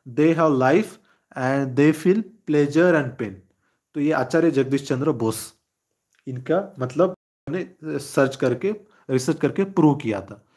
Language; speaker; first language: Hindi; non-native, local second language; Marathi